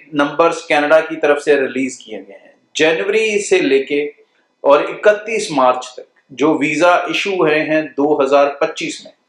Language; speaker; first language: Hindi; non-native, local second language; Punjabi